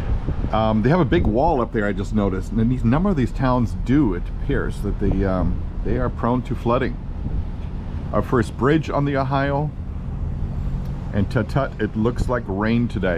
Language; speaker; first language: English; native; English